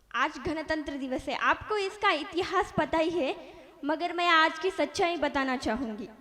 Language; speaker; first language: Hindi; non-native, local second language; Marathi